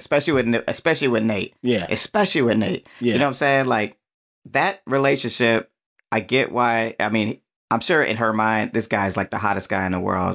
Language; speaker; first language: English; native; English